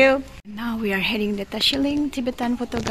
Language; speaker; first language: English; non-native, learner; Indonesian